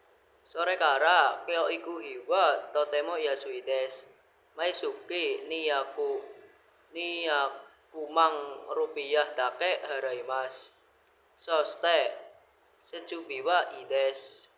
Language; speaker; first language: Japanese; non-native, learner; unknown